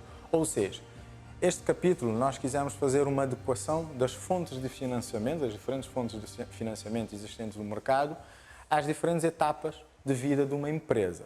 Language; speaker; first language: Portuguese; non-native, local second language; Kabuverdianu